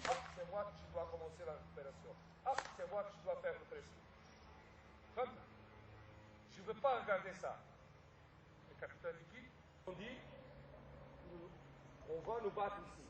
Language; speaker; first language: French; non-native, fluent; Portuguese